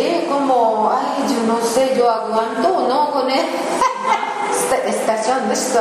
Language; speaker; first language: Spanish; non-native, learner; Japanese